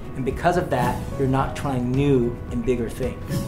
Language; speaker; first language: English; native; English